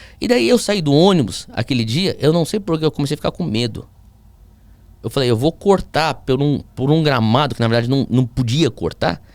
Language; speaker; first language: Portuguese; early bilingual, heritage; Portuguese